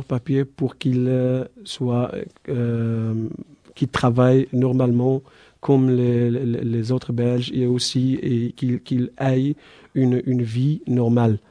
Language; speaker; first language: French; non-native, fluent; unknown